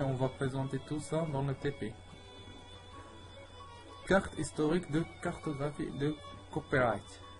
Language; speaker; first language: French; non-native, learner; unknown